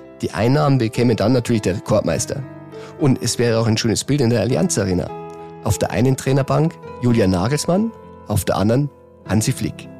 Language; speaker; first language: German; native; German